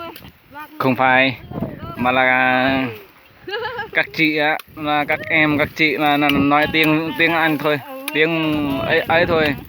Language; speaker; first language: Vietnamese; non-native, local second language; Jarai